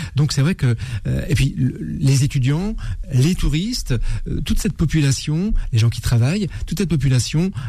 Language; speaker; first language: French; native; French